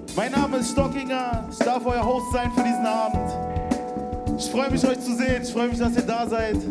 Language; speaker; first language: German; native; German